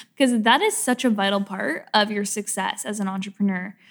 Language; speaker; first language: English; native; English